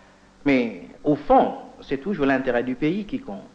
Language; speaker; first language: French; non-native, fluent; Indonesian